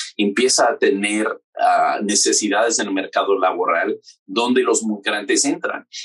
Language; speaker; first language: Spanish; non-native, fluent; English